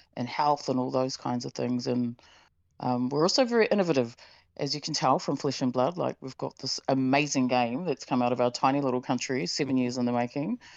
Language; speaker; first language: English; native; English